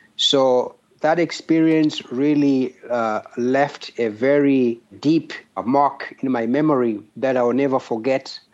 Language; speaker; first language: English; non-native, local second language; Shona